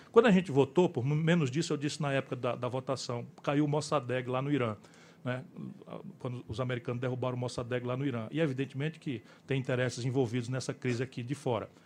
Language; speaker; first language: Portuguese; native; Portuguese